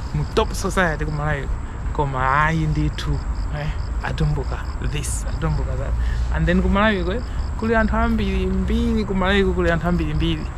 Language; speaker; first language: Nyanja; non-native, local second language; Tumbuka